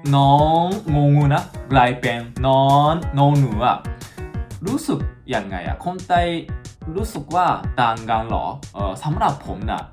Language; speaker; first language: Thai; non-native, fluent; Japanese